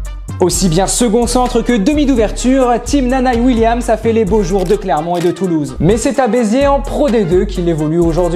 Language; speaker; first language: French; native; French